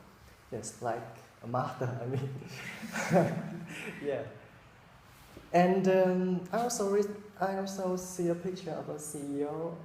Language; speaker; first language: English; non-native, fluent; Vietnamese